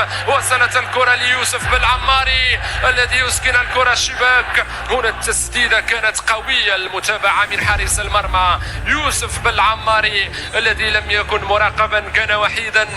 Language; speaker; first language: Arabic; native; Arabic